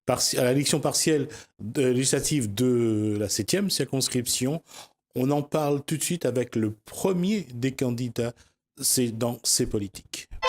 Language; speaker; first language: French; native; French